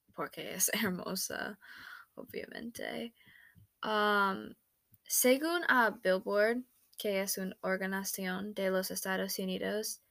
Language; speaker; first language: Spanish; non-native, fluent; English